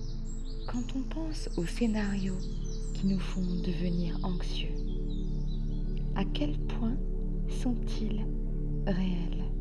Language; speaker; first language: French; native; French